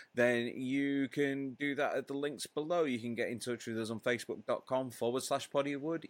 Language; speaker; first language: English; native; English